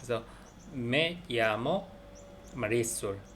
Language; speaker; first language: Spanish; non-native, learner; Korean